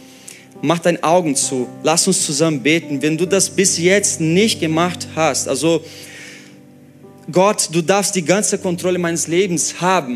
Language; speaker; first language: German; non-native, fluent; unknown